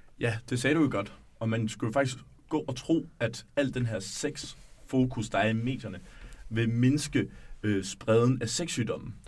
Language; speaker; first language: Danish; native; Danish